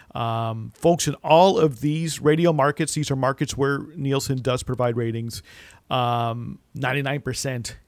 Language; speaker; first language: English; native; English